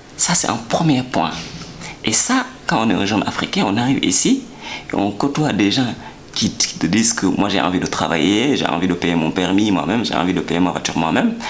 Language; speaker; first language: French; non-native, local second language; Wolof